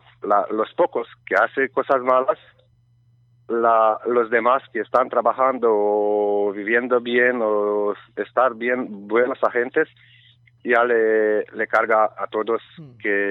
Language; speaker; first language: Spanish; non-native, learner; Romanian